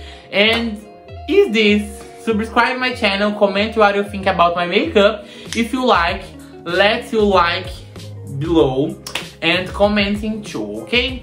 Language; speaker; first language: English; non-native, learner; Portuguese